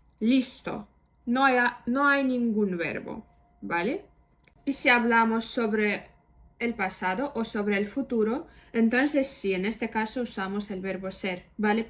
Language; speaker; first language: Spanish; non-native, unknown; Russian